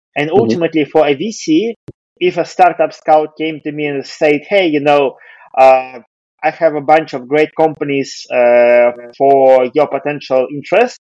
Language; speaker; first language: English; non-native, fluent; Russian